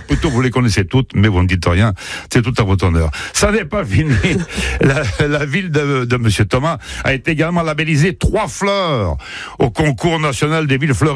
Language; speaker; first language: French; native; French